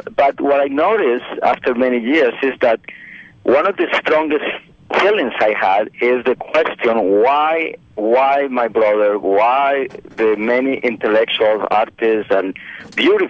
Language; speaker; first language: English; non-native, fluent; Spanish